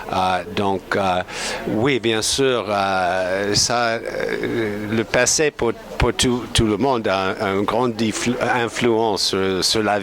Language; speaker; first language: French; non-native, fluent; English